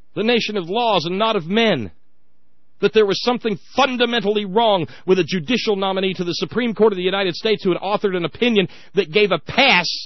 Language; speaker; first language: English; native; English